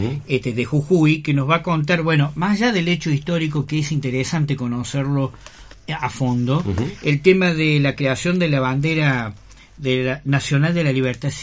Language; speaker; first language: Spanish; native; Spanish